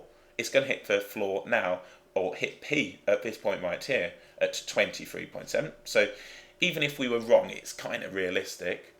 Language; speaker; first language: English; native; English